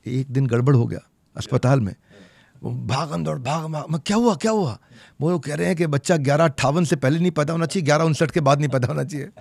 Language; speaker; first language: Hindi; native; Hindi